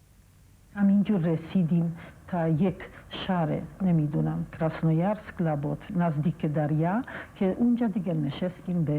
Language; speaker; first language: Persian; non-native, fluent; Polish